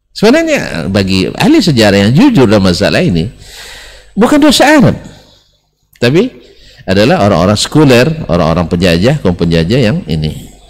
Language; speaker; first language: Indonesian; non-native, local second language; Minangkabau